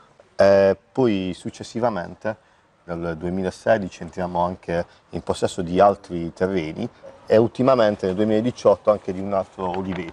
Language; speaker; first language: Italian; native; Italian